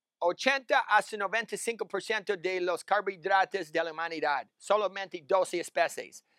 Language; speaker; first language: Spanish; non-native, learner; English